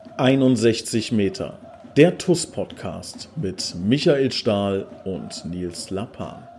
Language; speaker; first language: German; native; German